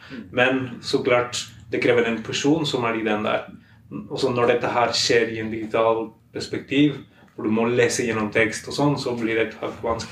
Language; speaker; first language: Norwegian; non-native, fluent; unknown